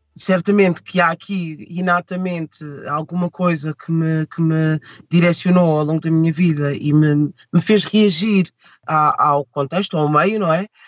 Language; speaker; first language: Portuguese; early bilingual, other home language; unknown